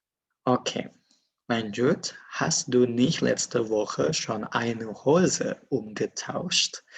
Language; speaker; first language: German; non-native, fluent; Indonesian